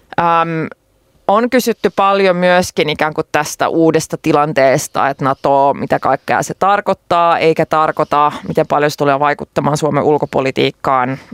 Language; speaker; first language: Finnish; non-native, local second language; Swedish